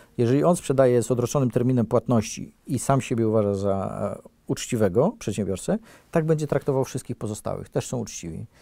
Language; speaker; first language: Polish; native; Polish